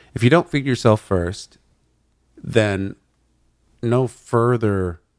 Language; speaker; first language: English; native; English